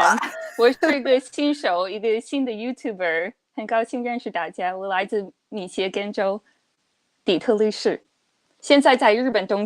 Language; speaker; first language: Chinese; non-native, fluent; English